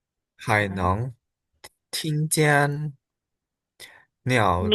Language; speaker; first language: Chinese; non-native, learner; Indonesian